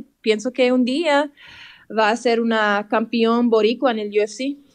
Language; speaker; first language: Spanish; early bilingual, heritage; English